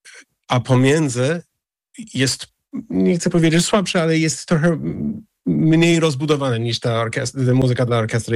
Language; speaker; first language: Polish; non-native, fluent; English